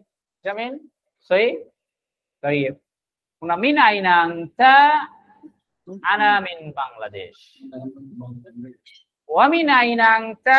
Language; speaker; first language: Arabic; non-native, fluent; Bangla